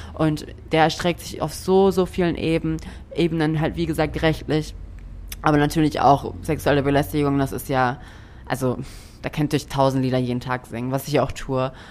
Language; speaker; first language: German; native; German